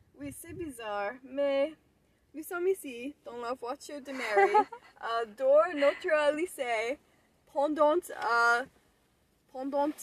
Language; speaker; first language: French; non-native, learner; English